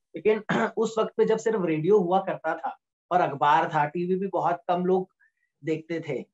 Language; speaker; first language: Hindi; native; Hindi